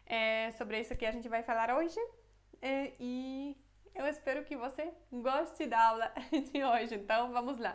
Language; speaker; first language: Portuguese; non-native, fluent; Polish